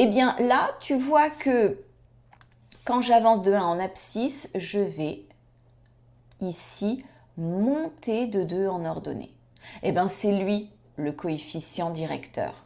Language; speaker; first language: French; native; French